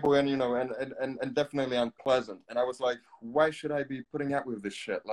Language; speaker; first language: English; non-native, fluent; Polish